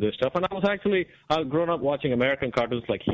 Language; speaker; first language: English; non-native, local second language; Kannada